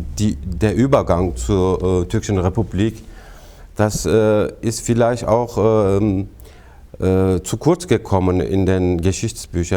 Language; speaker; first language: German; non-native, fluent; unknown